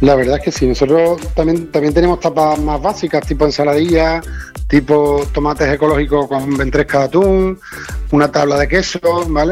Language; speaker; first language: Spanish; native; Spanish